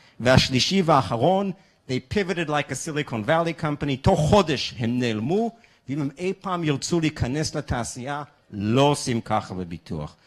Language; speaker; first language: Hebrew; non-native, fluent; English